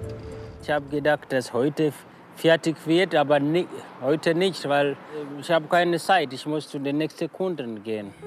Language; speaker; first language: German; non-native, learner; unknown